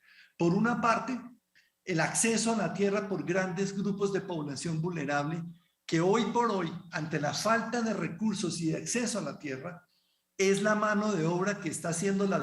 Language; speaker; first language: Spanish; native; Spanish